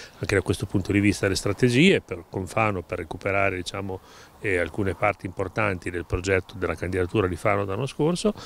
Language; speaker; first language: Italian; native; Italian